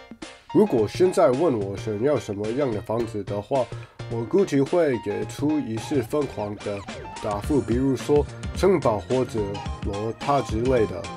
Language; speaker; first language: Chinese; non-native, learner; English